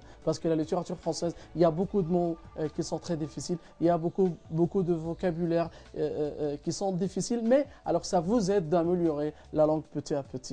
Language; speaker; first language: French; non-native, fluent; Arabic